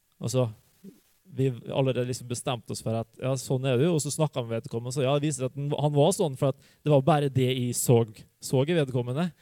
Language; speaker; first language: Norwegian; native; Norwegian